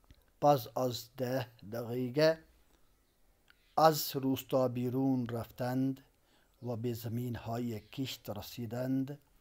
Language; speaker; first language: Persian; non-native, local second language; Urdu